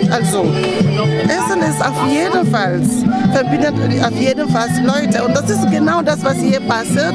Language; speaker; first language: German; non-native, fluent; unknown